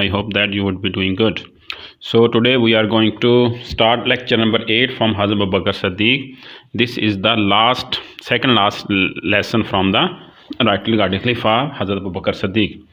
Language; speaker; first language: English; non-native, local second language; Urdu